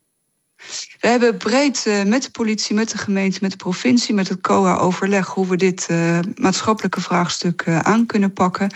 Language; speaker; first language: Dutch; native; Dutch